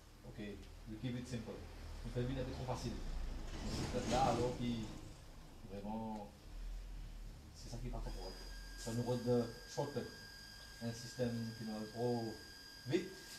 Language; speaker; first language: French; non-native, local second language; Morisyen